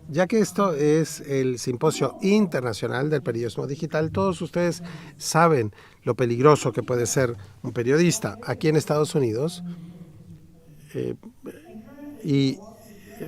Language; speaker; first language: Spanish; native; Spanish